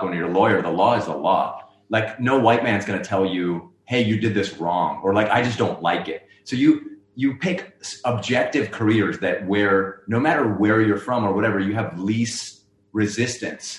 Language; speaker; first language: English; non-native, local second language; Urdu